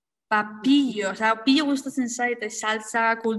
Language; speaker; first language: Basque; non-native, local second language; Spanish